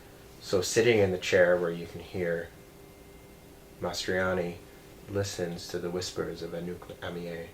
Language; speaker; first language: English; native; English